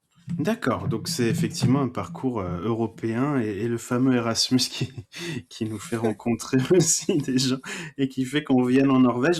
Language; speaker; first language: French; native; French